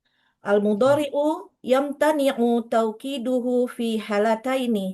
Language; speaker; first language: Arabic; non-native, learner; Indonesian